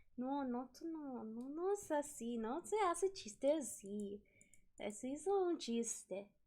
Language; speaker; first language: Spanish; non-native, learner; English